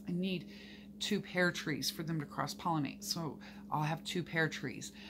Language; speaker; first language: English; native; English